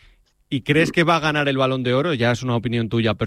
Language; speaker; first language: Spanish; native; Spanish